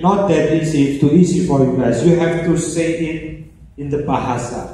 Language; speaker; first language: English; non-native, learner; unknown